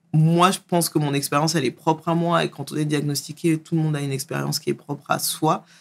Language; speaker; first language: French; native; French